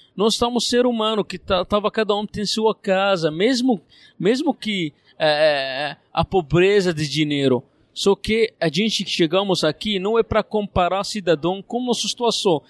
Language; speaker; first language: Portuguese; non-native, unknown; Arabic